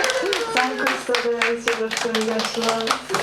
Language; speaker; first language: Japanese; early bilingual, heritage; Japanese